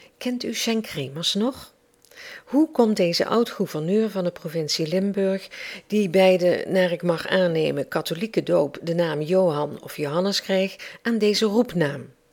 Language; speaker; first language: Dutch; native; Dutch